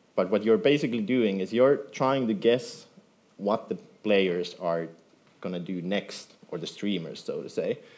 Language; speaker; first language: English; non-native, fluent; Finnish